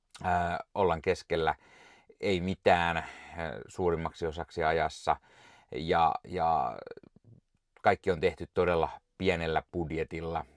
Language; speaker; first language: Finnish; native; Finnish